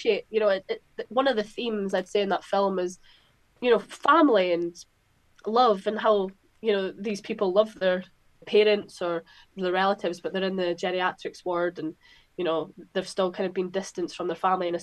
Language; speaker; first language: English; native; English